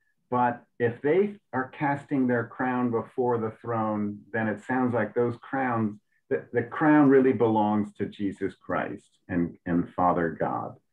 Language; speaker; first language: English; native; English